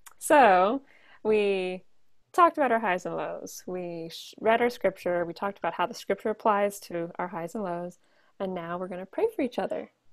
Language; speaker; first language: English; native; English